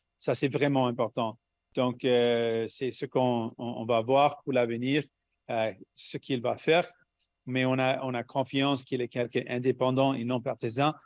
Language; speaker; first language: French; non-native, local second language; English